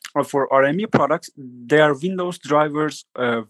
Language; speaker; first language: English; non-native, fluent; Turkish